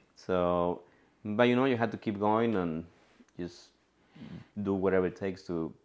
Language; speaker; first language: English; non-native, fluent; Spanish